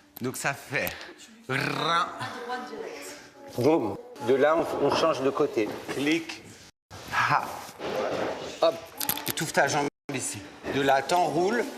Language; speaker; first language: French; native; French